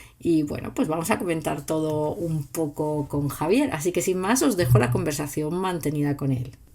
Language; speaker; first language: Spanish; native; Spanish